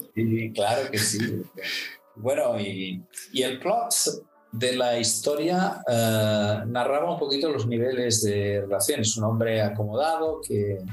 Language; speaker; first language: Spanish; native; Spanish